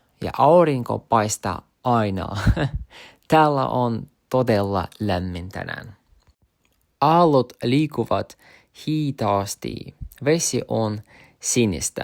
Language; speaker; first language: Finnish; non-native, learner; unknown